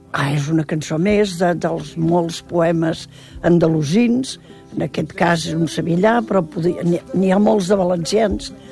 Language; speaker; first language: Catalan; native; Catalan